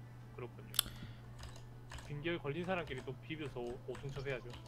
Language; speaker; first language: Korean; native; Korean